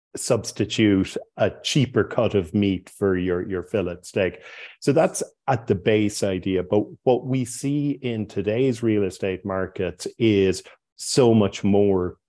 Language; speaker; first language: English; native; English